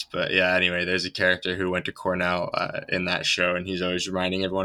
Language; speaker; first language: English; native; English